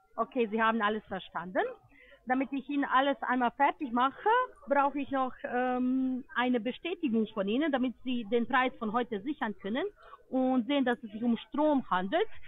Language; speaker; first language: German; non-native, fluent; Bosnian